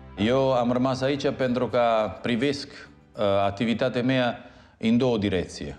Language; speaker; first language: Romanian; non-native, fluent; Italian